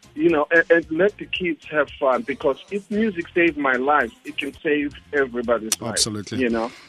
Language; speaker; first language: English; non-native, local second language; Zulu